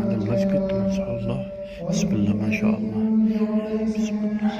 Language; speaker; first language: Arabic; native; Arabic